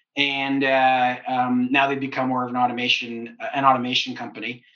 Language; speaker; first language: English; native; English